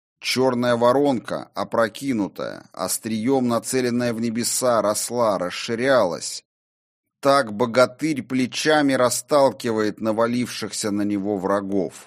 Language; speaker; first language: Russian; native; Russian